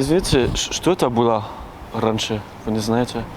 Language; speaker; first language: Russian; non-native, learner; French